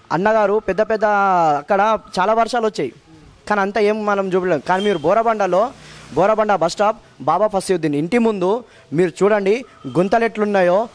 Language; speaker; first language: Telugu; native; Telugu